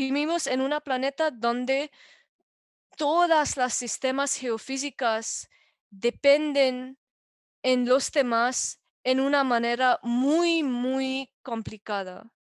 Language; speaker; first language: Spanish; non-native, fluent; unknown